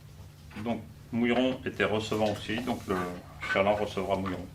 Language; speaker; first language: French; native; French